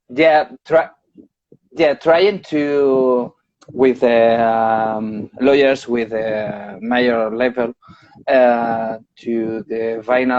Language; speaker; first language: English; non-native, learner; Spanish